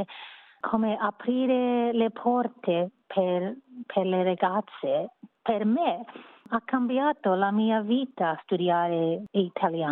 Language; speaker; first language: Italian; non-native, learner; English